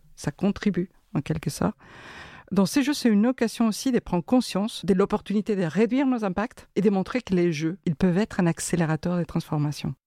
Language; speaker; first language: French; non-native, fluent; Spanish